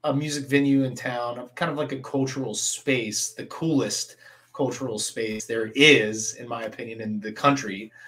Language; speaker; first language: English; native; English